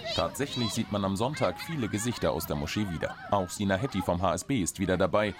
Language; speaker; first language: German; native; German